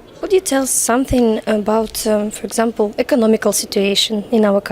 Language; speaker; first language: English; non-native, learner; Russian